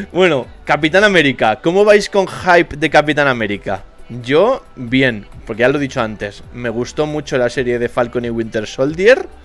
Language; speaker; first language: Spanish; native; Spanish